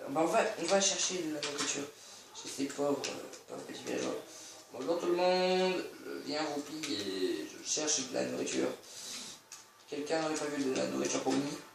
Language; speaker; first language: French; native; French